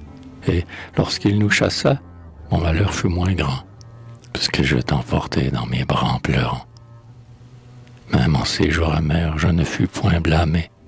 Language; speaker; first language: French; native; French